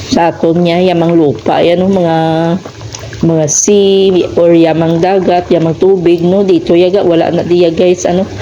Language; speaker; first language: Filipino; non-native, local second language; Hiligaynon